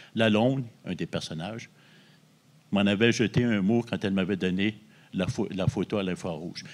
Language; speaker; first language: French; native; French